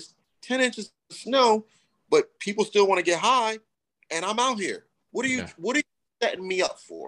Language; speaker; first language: English; native; English